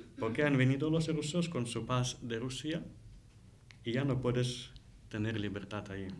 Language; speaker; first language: Spanish; non-native, fluent; Ukrainian